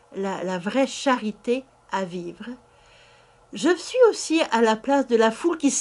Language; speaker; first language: French; native; French